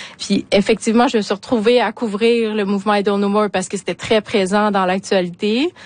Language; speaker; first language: French; native; French